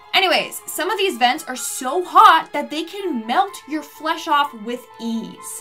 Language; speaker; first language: English; native; English